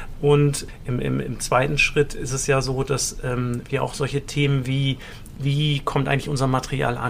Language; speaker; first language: German; native; German